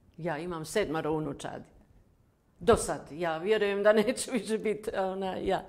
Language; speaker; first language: Croatian; non-native, fluent; German